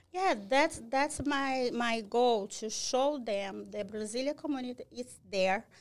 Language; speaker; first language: English; non-native, learner; Portuguese